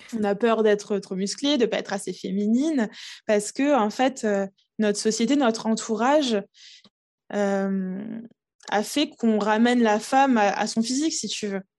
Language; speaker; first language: French; early bilingual, other home language; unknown